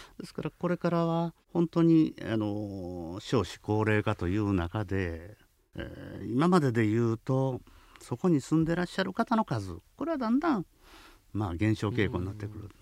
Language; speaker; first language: Japanese; native; Japanese